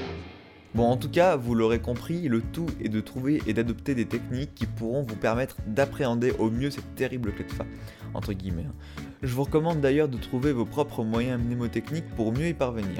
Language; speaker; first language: French; native; French